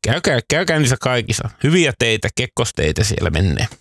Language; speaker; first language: Finnish; native; Finnish